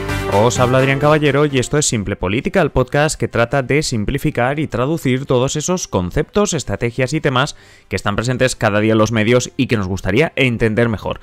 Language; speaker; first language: Spanish; native; Spanish